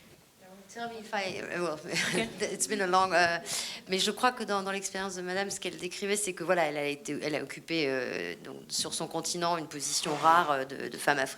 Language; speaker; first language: French; native; French